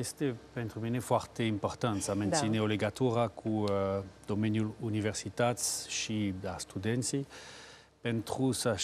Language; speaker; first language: Romanian; non-native, learner; French